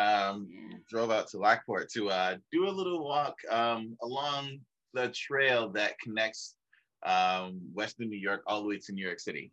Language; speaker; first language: English; native; English